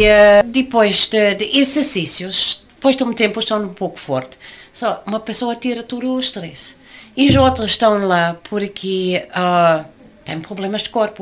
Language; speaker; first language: Portuguese; non-native, learner; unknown